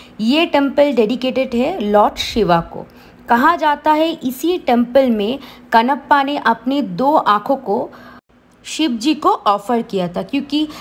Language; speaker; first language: Hindi; non-native, local second language; Bangla